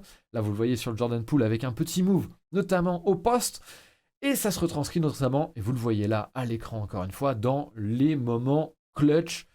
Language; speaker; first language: French; native; French